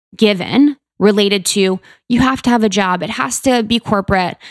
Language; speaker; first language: English; native; English